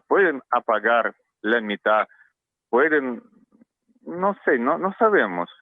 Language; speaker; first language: Spanish; non-native, learner; Russian